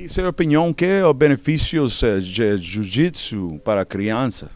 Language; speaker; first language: Portuguese; non-native, learner; Spanish